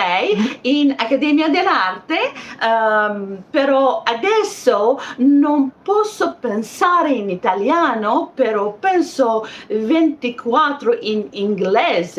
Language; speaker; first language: Italian; non-native, learner; French